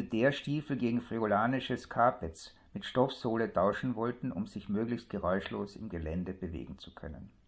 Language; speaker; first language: German; native; German